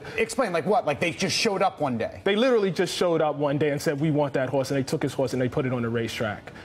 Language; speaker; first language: English; native; English